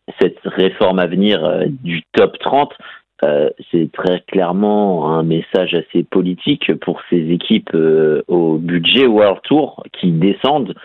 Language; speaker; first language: French; native; French